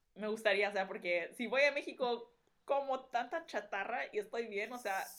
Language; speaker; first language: Spanish; early bilingual, heritage; Spanish